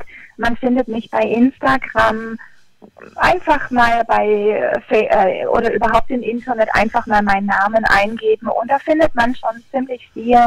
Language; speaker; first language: German; native; German